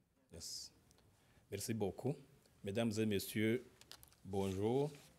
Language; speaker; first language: French; non-native, local second language; Rundi